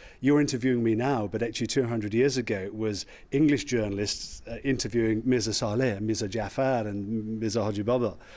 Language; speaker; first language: English; native; English